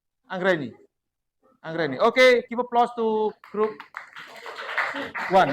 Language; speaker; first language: English; non-native, learner; Javanese